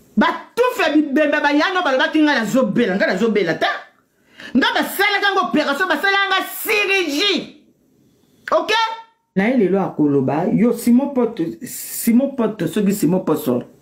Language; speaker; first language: Lingala; native; Lingala